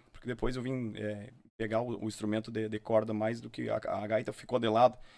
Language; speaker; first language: Portuguese; native; Portuguese